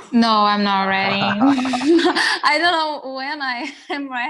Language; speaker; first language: English; non-native, learner; Portuguese